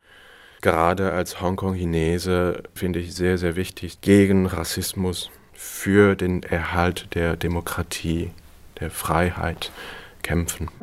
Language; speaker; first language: German; non-native, fluent; Cantonese